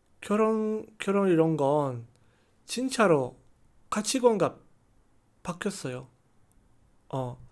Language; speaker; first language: Korean; non-native, learner; Chinese